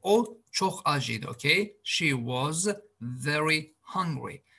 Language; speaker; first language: English; non-native, fluent; Azerbaijani